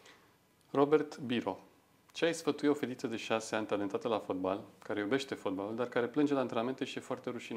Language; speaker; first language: Romanian; native; Romanian